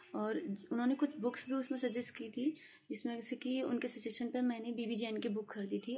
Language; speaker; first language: Hindi; native; Hindi